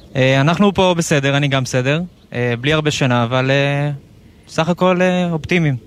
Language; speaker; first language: Hebrew; native; Hebrew